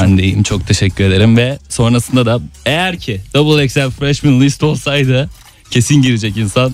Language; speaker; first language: Turkish; native; Turkish